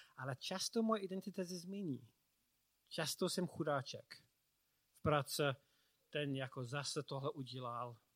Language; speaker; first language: Czech; non-native, learner; English